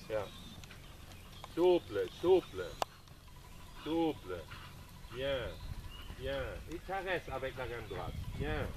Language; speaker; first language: French; non-native, learner; German